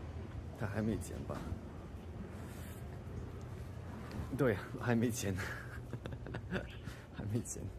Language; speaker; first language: Chinese; non-native, learner; English